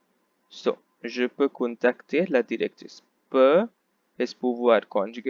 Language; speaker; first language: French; non-native, fluent; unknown